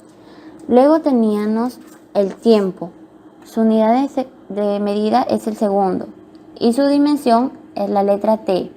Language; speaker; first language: Spanish; native; Spanish